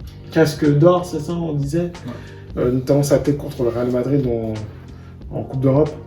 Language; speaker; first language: French; native; French